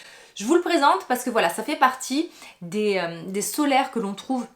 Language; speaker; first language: French; native; French